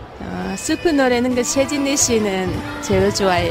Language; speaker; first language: Korean; non-native, learner; Thai